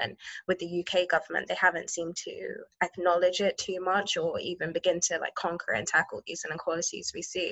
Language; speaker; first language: English; native; English